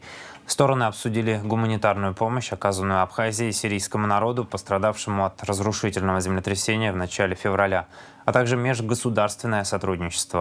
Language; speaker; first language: Russian; native; Russian